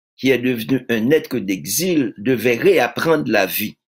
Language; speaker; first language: French; native; French